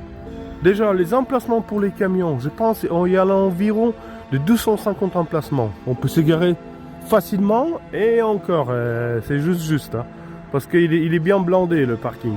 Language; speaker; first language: French; non-native, fluent; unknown